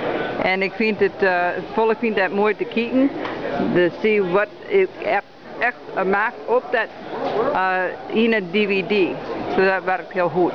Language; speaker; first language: Dutch; early bilingual, heritage; Dutch